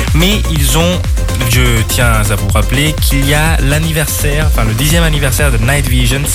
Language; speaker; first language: French; non-native, fluent; Portuguese